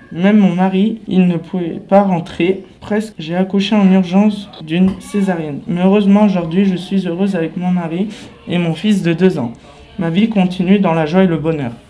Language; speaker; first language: French; non-native, local second language; Arabic